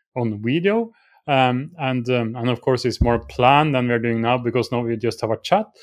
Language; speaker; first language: English; non-native, fluent; Norwegian